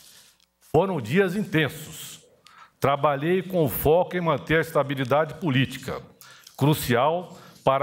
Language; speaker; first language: Portuguese; native; Portuguese